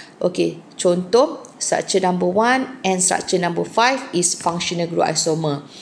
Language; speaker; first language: English; non-native, local second language; Malay